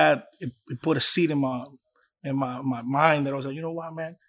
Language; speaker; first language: English; early bilingual, other home language; Spanish